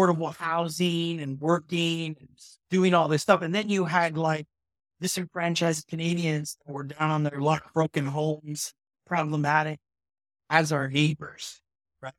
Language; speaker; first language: English; native; English